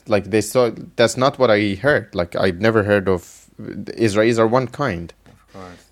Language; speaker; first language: English; non-native, fluent; Arabic